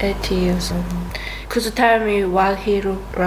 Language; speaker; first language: English; non-native, learner; Korean